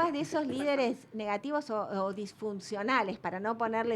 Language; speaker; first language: Spanish; native; Spanish